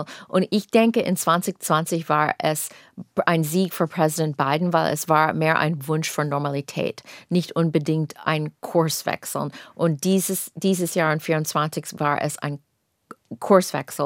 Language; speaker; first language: German; non-native, fluent; English